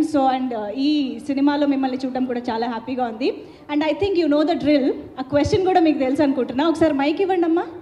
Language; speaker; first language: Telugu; native; Telugu